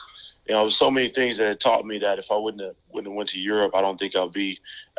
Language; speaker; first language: English; native; English